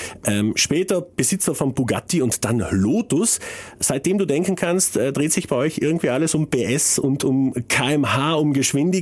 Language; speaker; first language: German; native; German